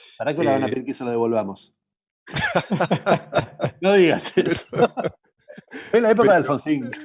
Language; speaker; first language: Spanish; native; Spanish